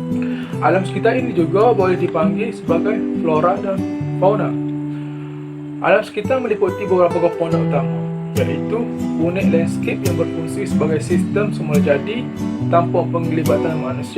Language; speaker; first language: Malay; native; Malay